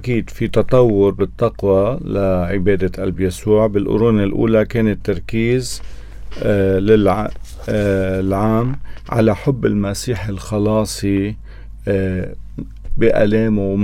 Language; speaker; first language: Arabic; native; Arabic